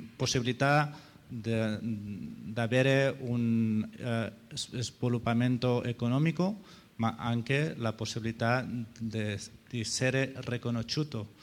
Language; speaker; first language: Italian; non-native, learner; Catalan